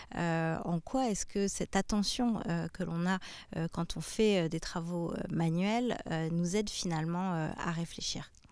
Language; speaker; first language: French; native; French